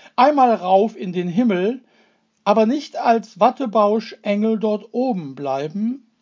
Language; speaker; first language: German; native; German